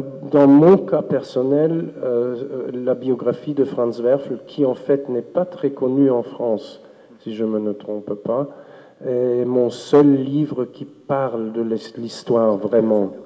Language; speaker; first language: French; non-native, fluent; German